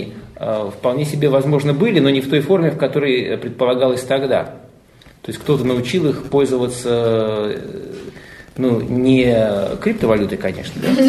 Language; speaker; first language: Russian; native; Russian